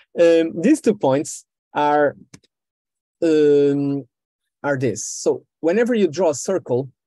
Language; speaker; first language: English; non-native, fluent; Portuguese